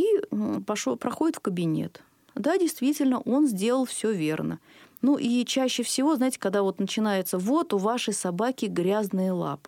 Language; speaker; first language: Russian; native; Russian